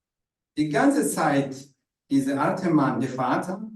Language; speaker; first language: German; non-native, fluent; Rundi